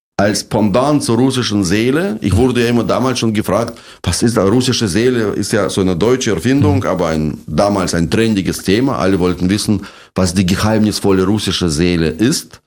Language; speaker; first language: German; non-native, fluent; Russian